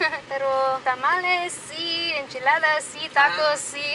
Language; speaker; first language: Spanish; non-native, learner; English